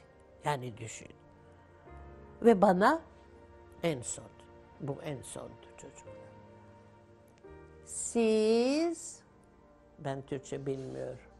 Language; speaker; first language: Turkish; non-native, local second language; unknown